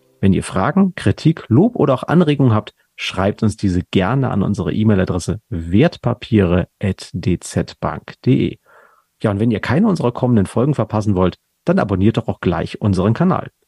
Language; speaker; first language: German; native; German